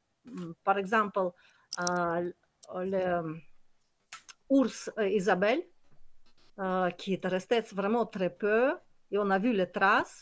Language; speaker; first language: French; non-native, learner; Kyrgyz